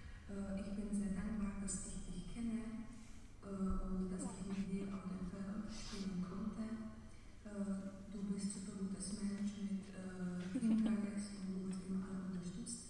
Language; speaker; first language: German; non-native, fluent; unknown